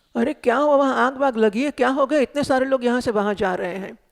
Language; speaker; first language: Hindi; non-native, local second language; Gujarati